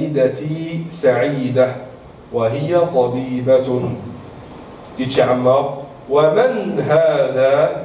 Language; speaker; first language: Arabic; non-native, fluent; Italian